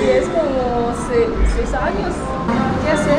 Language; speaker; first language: Spanish; non-native, learner; Korean